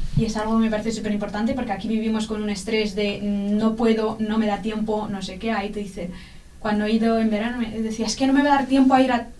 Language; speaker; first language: Spanish; early bilingual, other home language; Arabic